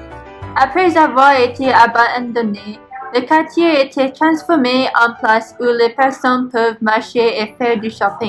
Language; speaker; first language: French; non-native, learner; English